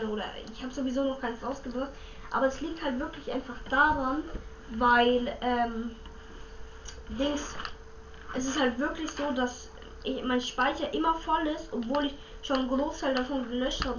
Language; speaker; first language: German; native; German